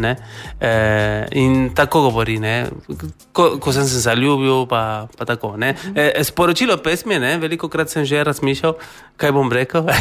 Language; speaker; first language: Slovenian; non-native, fluent; Spanish